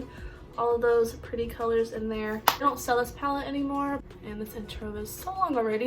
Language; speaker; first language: English; native; English